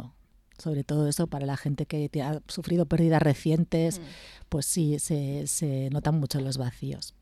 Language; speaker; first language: Spanish; native; Spanish